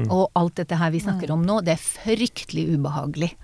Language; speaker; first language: Norwegian; non-native, fluent; Hebrew